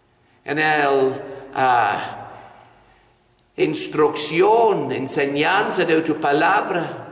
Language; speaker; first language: Spanish; non-native, fluent; English